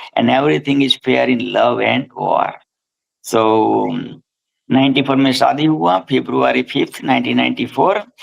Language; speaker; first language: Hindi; non-native, local second language; Gujarati